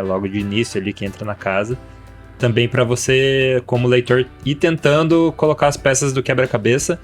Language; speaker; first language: Portuguese; native; Portuguese